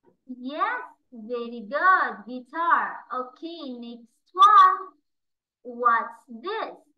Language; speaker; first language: English; non-native, fluent; Arabic